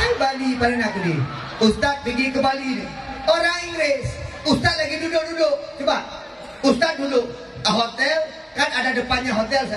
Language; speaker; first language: Malay; non-native, local second language; Achinese